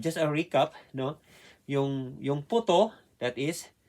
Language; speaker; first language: English; non-native, learner; Filipino